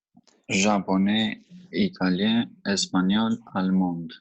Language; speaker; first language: French; non-native, learner; Albanian